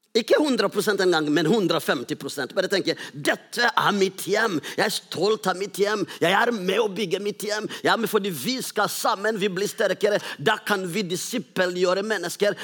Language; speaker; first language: Norwegian; non-native, fluent; Rundi